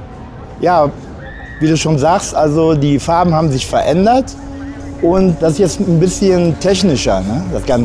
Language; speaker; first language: German; native; German